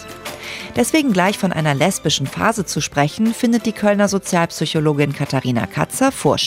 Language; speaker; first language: German; native; German